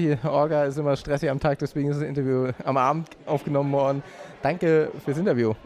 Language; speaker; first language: German; native; German